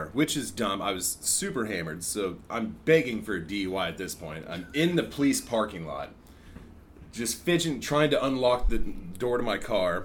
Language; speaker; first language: English; native; English